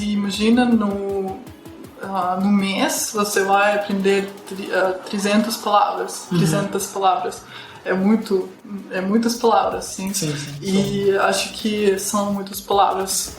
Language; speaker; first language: Portuguese; non-native, fluent; Russian